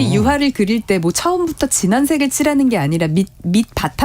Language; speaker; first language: Korean; native; Korean